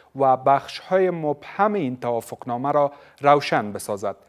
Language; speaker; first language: Persian; native; Persian